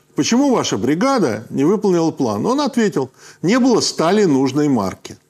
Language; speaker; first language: Russian; native; Russian